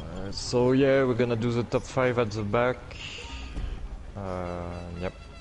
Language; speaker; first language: English; non-native, fluent; French